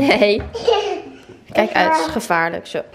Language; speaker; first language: Dutch; native; Dutch